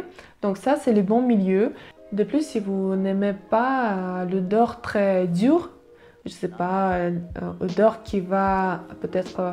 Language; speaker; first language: French; non-native, learner; Russian